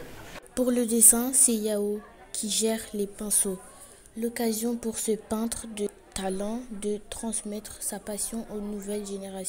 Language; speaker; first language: French; native; French